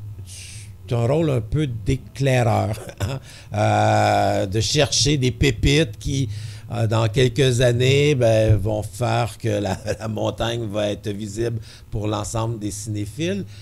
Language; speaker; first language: French; native; French